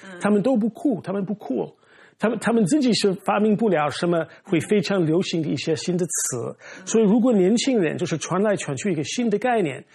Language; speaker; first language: Chinese; non-native, fluent; English